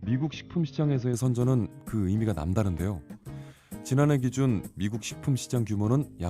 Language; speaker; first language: Korean; native; Korean